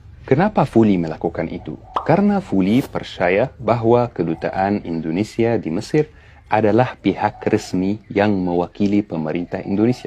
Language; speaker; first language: Indonesian; non-native, fluent; Arabic